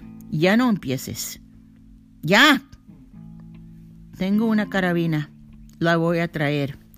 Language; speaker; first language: Spanish; early bilingual, heritage; Spanish